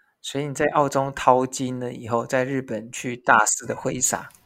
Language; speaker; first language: Chinese; native; Chinese